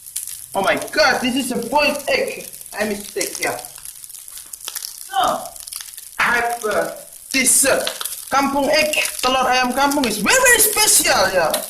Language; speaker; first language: English; non-native, learner; Indonesian